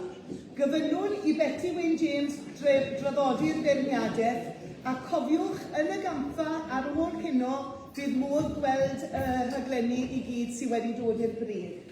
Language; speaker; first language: Welsh; native; Welsh